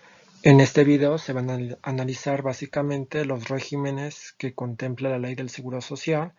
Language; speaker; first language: Spanish; native; Spanish